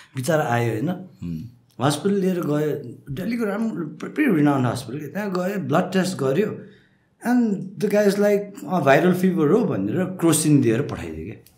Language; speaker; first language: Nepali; native; Nepali